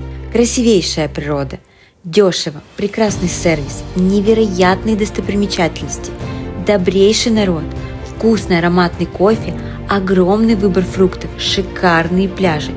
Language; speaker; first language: Russian; native; Russian